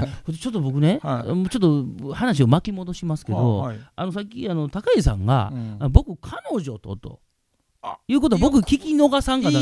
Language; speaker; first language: Japanese; native; Japanese